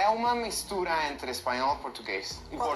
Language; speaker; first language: Portuguese; non-native, fluent; Spanish